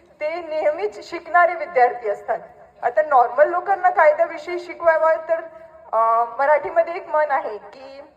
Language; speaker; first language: Marathi; non-native, local second language; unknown